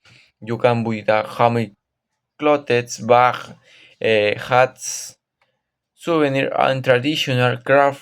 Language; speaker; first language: English; non-native, learner; Spanish